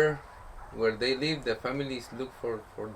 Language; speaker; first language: English; non-native, learner; Spanish